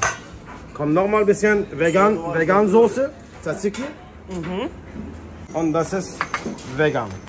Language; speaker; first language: German; non-native, learner; Turkish